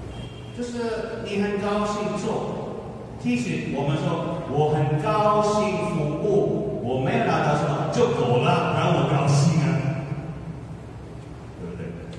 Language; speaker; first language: Chinese; non-native, fluent; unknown